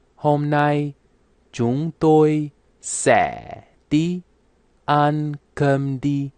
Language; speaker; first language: Vietnamese; non-native, learner; English